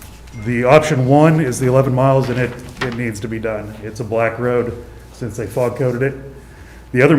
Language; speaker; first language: English; native; English